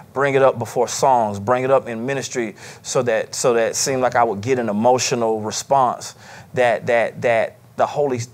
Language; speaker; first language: English; native; English